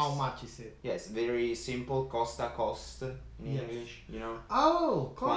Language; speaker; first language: English; non-native, fluent; Italian